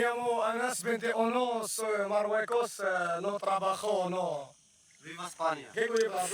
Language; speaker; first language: Spanish; non-native, learner; Arabic